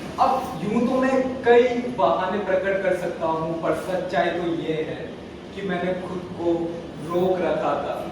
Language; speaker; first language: Hindi; native; Hindi